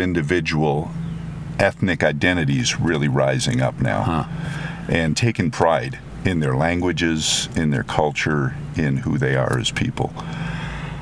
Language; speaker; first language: English; non-native, fluent; French